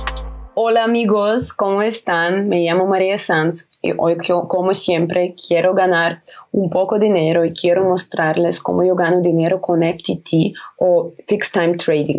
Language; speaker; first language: Spanish; non-native, fluent; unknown